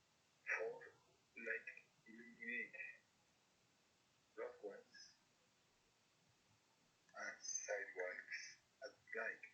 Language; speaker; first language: English; non-native, learner; Spanish